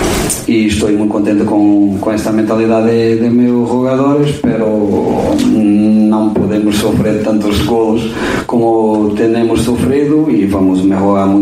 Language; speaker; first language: Portuguese; non-native, learner; Spanish